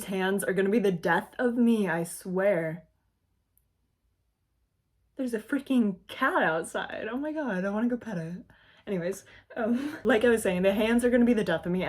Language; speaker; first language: English; native; English